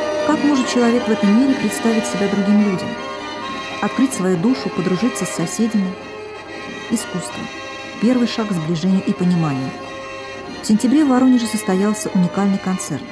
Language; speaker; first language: Russian; native; Russian